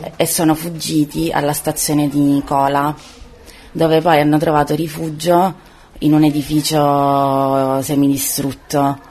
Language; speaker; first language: Italian; native; Italian